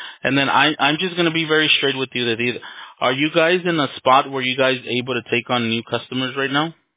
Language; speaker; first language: English; early bilingual, other home language; Spanish